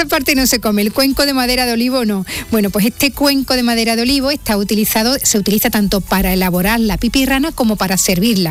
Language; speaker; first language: Spanish; native; Spanish